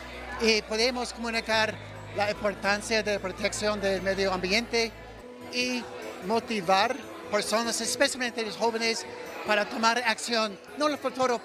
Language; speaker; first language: Spanish; non-native, fluent; English